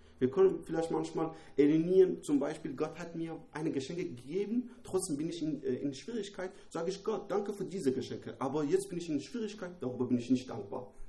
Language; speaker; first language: German; non-native, learner; Persian